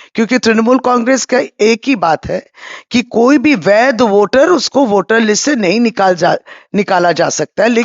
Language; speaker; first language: Hindi; non-native, local second language; Bangla